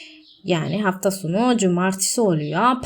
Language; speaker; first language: Turkish; non-native, learner; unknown